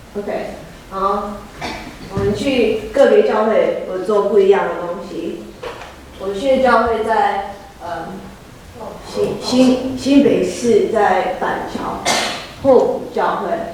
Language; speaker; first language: Chinese; early bilingual, heritage; Chinese